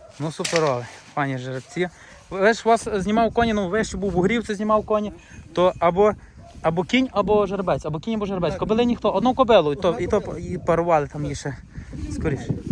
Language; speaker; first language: Ukrainian; native; Ukrainian